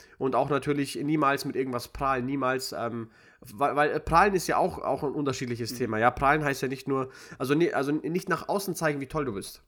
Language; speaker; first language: German; early bilingual, other home language; Russian